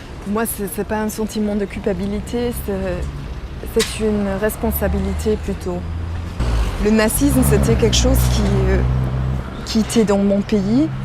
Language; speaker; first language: French; non-native, fluent; German